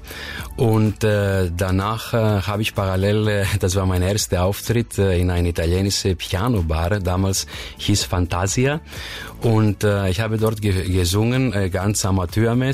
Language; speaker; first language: German; non-native, fluent; Greek